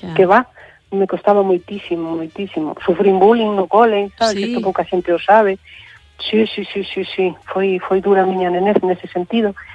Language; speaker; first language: Galician; native; Galician